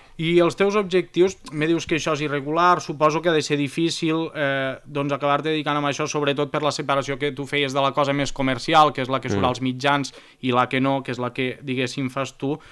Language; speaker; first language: Catalan; native; Catalan